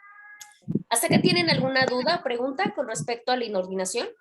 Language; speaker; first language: Spanish; native; Spanish